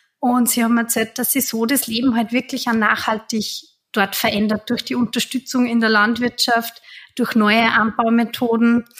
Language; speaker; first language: German; native; German